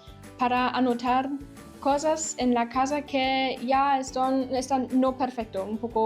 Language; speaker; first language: Spanish; non-native, fluent; German